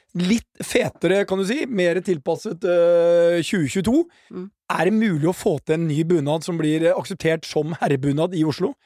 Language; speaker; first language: Norwegian; native; Norwegian